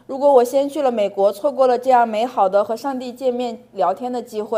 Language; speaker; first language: Chinese; native; Chinese